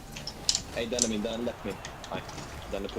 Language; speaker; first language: Swedish; native; Swedish